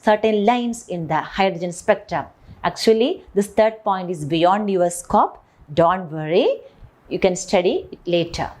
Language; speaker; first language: English; non-native, local second language; Malayalam